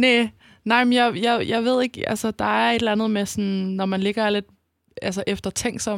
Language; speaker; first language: Danish; native; Danish